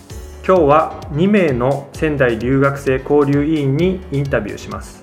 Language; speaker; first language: Japanese; native; Japanese